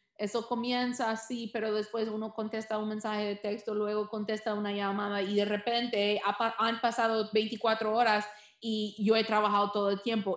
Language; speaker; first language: Spanish; early bilingual, heritage; Spanish